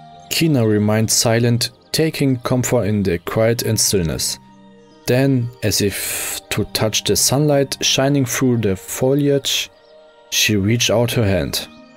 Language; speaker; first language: English; non-native, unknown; German